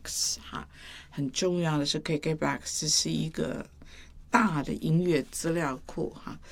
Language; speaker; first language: Chinese; native; Chinese